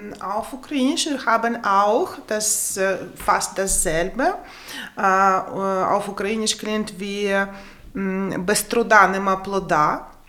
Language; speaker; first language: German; non-native, learner; Ukrainian